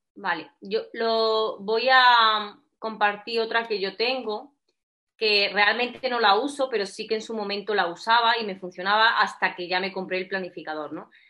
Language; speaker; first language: Spanish; native; Spanish